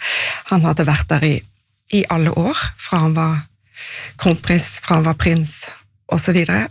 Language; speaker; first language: Norwegian; native; Norwegian